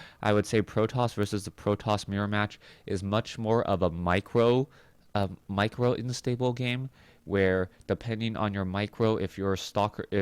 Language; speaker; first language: English; native; English